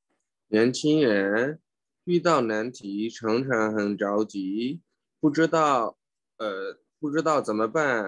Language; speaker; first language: Chinese; non-native, learner; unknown